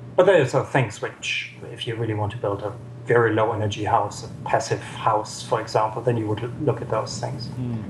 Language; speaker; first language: English; non-native, fluent; German